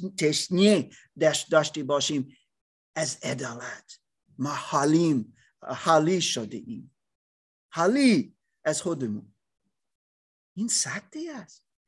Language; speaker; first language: Persian; non-native, learner; English